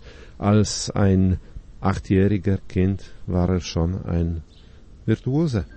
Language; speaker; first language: German; non-native, fluent; Polish